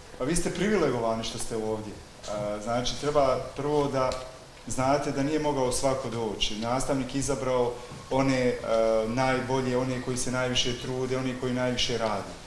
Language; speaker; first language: Bosnian; native; Bosnian